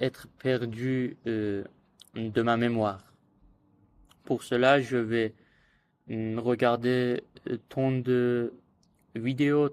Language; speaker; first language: French; non-native, learner; Azerbaijani